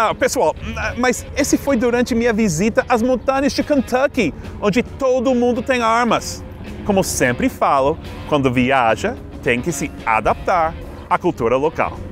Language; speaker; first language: Portuguese; non-native, fluent; English